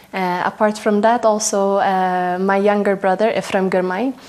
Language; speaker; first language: English; non-native, fluent; Tigrinya